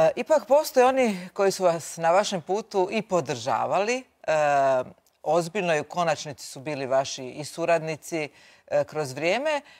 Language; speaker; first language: Croatian; native; Croatian